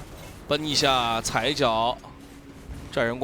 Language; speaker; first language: Chinese; native; Chinese